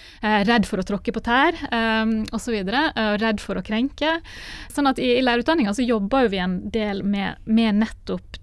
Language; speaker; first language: Norwegian; native; Norwegian